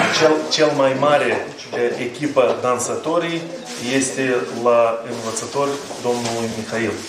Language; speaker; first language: Romanian; non-native, learner; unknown